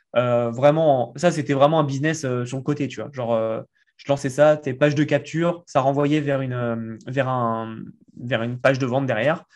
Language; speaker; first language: French; native; French